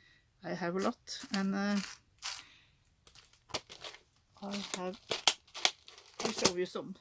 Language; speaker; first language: English; non-native, learner; Norwegian